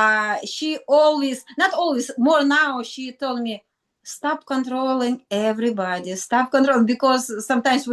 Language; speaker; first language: English; non-native, learner; Russian